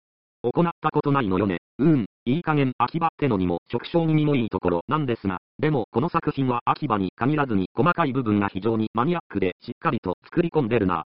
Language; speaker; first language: Japanese; native; Japanese